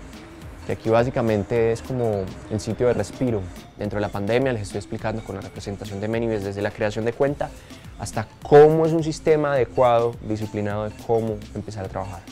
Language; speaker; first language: Spanish; native; Spanish